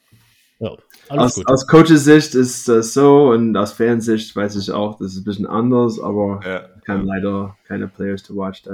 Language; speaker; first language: German; non-native, fluent; English